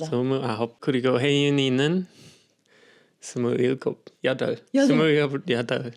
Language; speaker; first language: Korean; non-native, learner; English